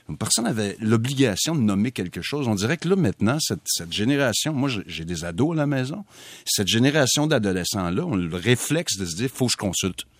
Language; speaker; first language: French; native; French